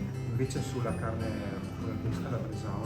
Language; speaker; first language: Italian; native; Italian